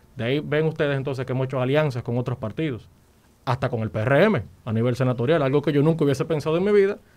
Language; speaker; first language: Spanish; native; Spanish